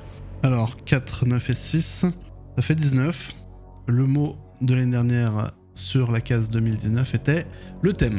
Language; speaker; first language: French; native; French